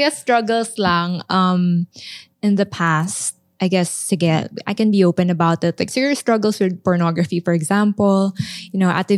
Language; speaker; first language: English; non-native, local second language; Filipino